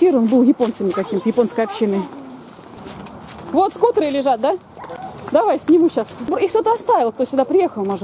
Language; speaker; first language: Russian; native; Russian